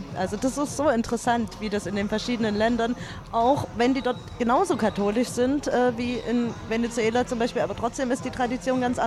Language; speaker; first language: German; native; German